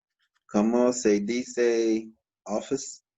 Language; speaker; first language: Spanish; non-native, learner; English